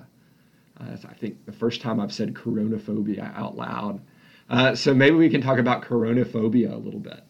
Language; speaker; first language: English; native; English